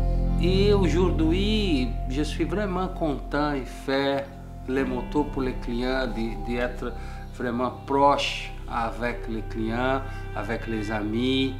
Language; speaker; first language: French; non-native, fluent; Portuguese